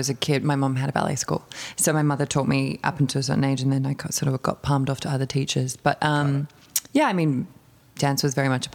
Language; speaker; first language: English; native; English